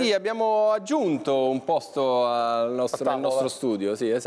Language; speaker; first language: Italian; native; Italian